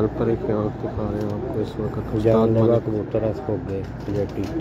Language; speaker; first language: Hindi; non-native, local second language; Punjabi